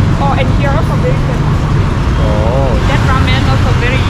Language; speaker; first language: English; non-native, learner; Thai